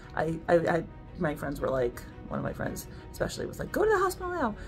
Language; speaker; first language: English; native; English